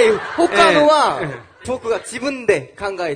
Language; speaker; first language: Japanese; non-native, learner; Korean